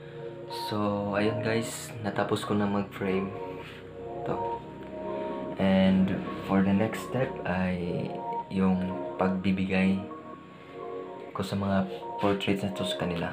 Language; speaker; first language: Filipino; non-native, local second language; Cebuano